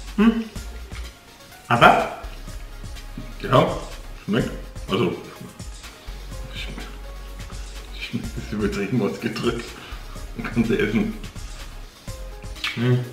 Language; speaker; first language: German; non-native, learner; Indonesian